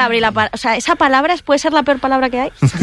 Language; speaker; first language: Spanish; native; Spanish